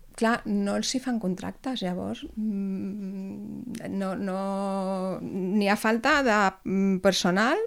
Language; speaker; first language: Catalan; non-native, local second language; Spanish